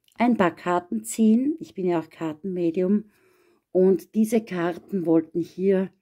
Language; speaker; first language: German; native; German